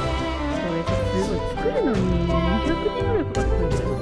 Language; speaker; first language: Japanese; native; Japanese